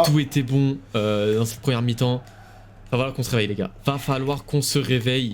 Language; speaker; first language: French; native; French